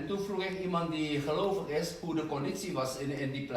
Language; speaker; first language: Dutch; non-native, fluent; Indonesian